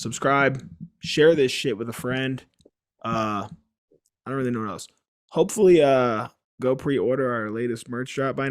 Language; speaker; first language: English; native; English